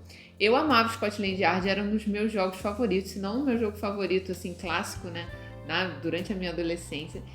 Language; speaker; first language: Portuguese; native; Portuguese